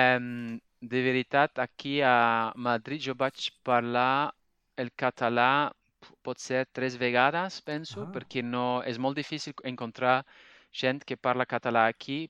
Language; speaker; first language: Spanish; non-native, fluent; Dutch